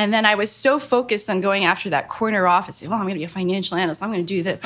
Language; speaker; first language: English; native; English